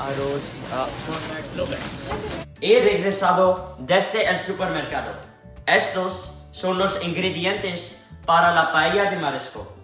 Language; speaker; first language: Spanish; non-native, learner; English